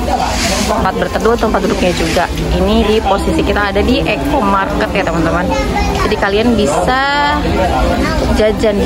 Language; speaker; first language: Indonesian; native; Indonesian